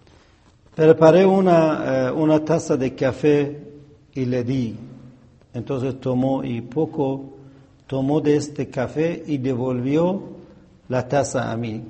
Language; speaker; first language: Spanish; non-native, fluent; Persian